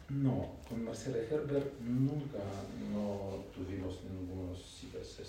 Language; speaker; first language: Spanish; non-native, learner; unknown